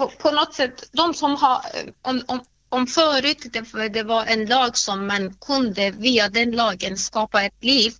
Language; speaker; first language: Swedish; non-native, fluent; Persian